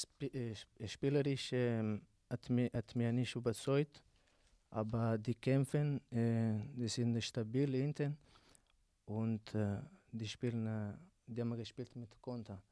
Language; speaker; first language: German; non-native, learner; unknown